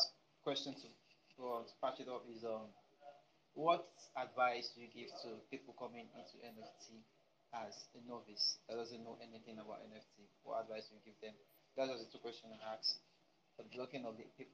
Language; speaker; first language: English; non-native, local second language; Yoruba